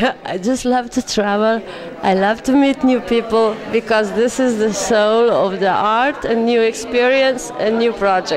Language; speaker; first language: English; non-native, fluent; Slovenian